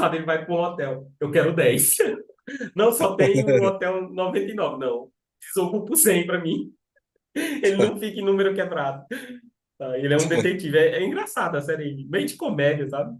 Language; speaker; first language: Portuguese; native; Portuguese